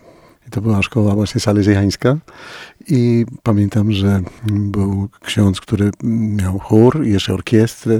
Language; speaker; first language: Polish; non-native, fluent; Spanish